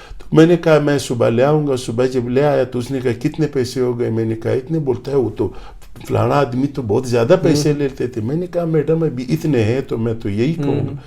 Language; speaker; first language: Urdu; non-native, local second language; Pashto